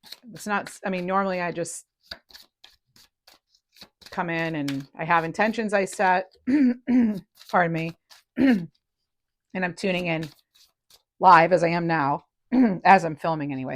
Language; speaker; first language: English; native; English